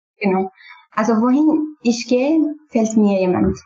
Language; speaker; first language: German; non-native, learner; Kurdish